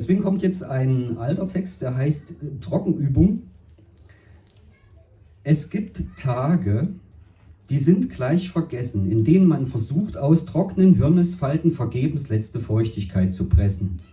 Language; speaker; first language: German; native; German